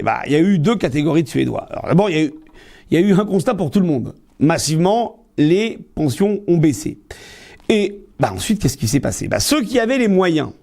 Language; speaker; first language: French; native; French